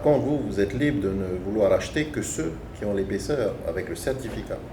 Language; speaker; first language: French; native; French